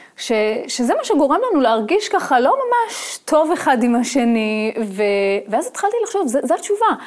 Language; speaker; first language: Hebrew; native; Hebrew